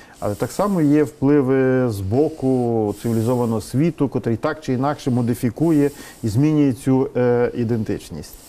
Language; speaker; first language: Ukrainian; native; Ukrainian